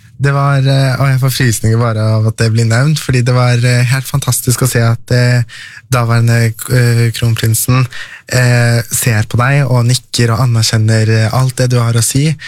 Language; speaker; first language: Norwegian; early bilingual, other home language; Persian